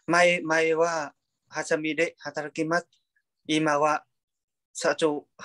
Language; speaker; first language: Japanese; non-native, learner; Vietnamese